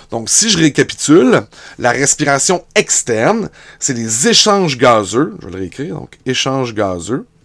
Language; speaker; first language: French; native; French